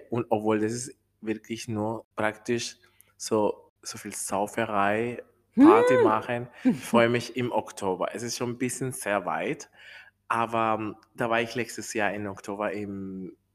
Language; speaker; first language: German; non-native, fluent; Spanish